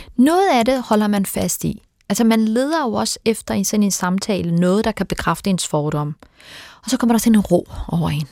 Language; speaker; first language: Danish; early bilingual, other home language; Turkish